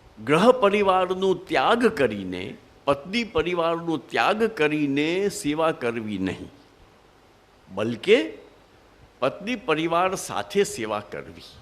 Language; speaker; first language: Gujarati; non-native, local second language; Hindi